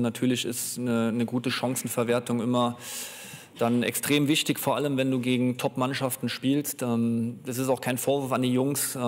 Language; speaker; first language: German; native; German